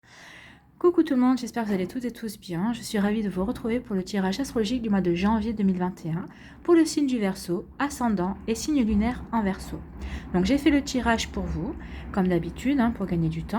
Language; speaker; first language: French; native; French